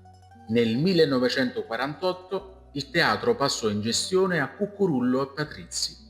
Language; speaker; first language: Italian; native; Italian